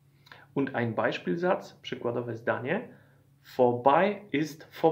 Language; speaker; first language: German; non-native, fluent; Polish